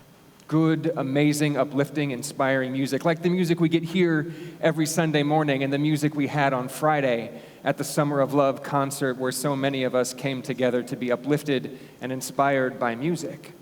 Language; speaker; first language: English; native; English